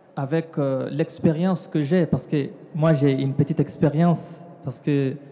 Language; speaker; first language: French; non-native, local second language; Tamasheq